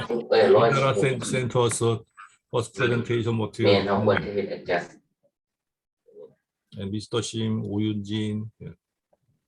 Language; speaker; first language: English; non-native, fluent; Korean